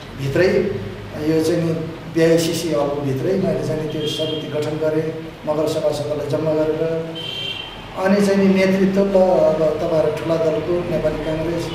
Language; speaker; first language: Nepali; non-native, local second language; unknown